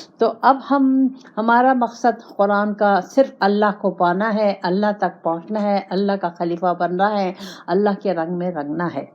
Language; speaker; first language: Urdu; non-native, local second language; Pashto